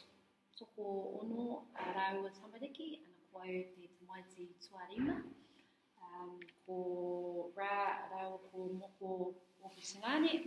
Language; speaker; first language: Māori; non-native, learner; English